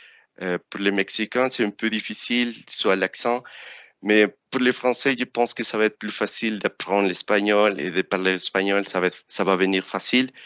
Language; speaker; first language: French; non-native, fluent; Spanish